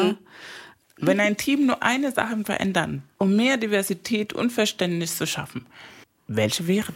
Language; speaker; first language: German; non-native, fluent; Spanish